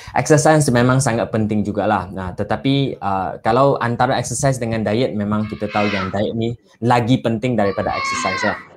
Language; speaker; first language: Malay; non-native, local second language; Chinese